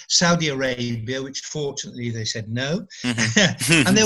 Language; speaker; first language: English; native; English